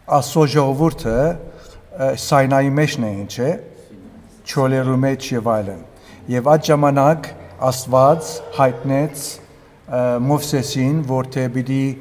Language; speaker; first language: Armenian; early bilingual, heritage; Armenian